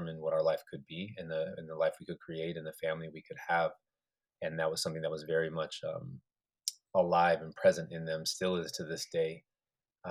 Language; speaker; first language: English; native; English